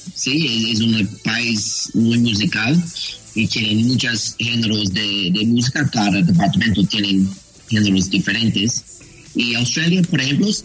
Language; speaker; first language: Spanish; non-native, learner; English